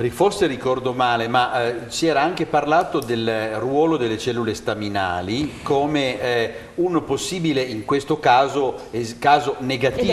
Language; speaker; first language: Italian; native; Italian